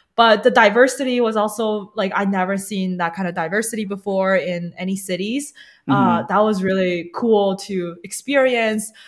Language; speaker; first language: English; early bilingual, other home language; Chinese